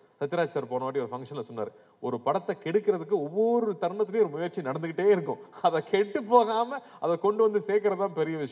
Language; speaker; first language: Tamil; native; Tamil